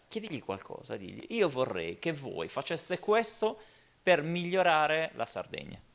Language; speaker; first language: Italian; native; Italian